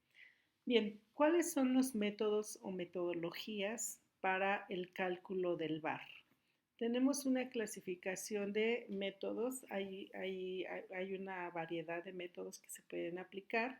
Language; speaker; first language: Spanish; native; Spanish